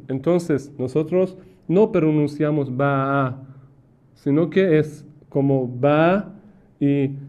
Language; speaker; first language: Spanish; non-native, fluent; Persian